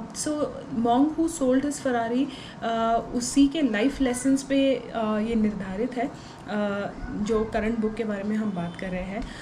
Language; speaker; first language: Hindi; non-native, local second language; Tulu